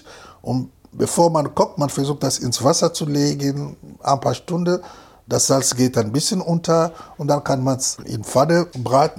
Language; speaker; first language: German; non-native, fluent; Lingala